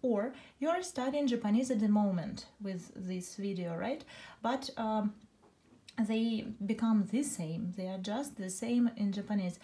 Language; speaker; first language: English; non-native, fluent; Russian